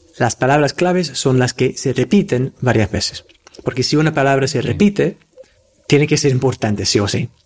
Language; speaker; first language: Spanish; non-native, fluent; English